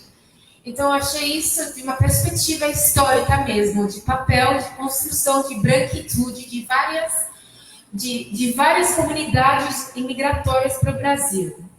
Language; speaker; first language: Portuguese; non-native, fluent; Arabic